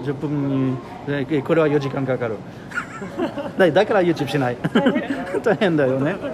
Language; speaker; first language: Japanese; non-native, learner; French